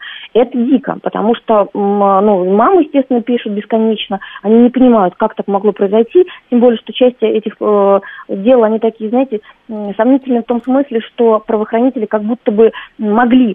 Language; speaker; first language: Russian; native; Russian